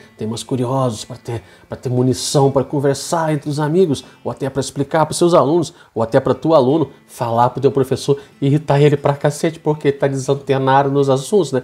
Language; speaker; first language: Portuguese; native; Portuguese